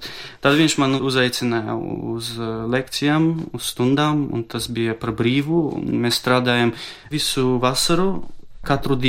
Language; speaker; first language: Latvian; non-native, local second language; Russian